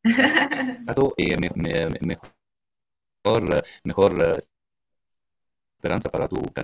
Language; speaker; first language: Portuguese; non-native, learner; Arabic